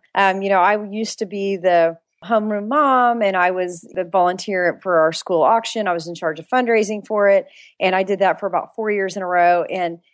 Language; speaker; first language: English; native; English